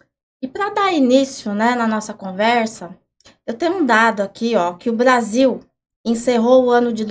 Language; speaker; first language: Portuguese; native; Portuguese